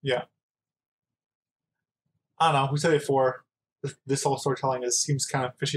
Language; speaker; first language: English; native; English